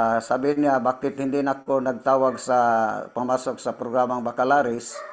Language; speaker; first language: Filipino; non-native, local second language; Cebuano